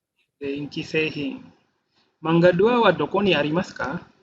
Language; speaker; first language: Japanese; non-native, fluent; Indonesian